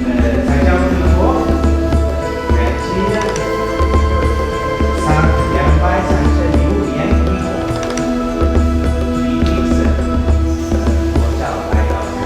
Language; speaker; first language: Chinese; non-native, learner; Sinhala